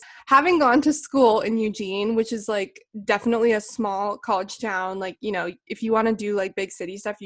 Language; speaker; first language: English; native; English